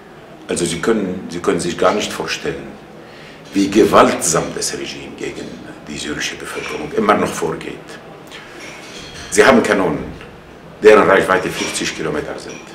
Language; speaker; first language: German; non-native, fluent; Arabic